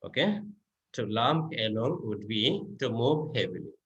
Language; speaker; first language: English; non-native, local second language; Bangla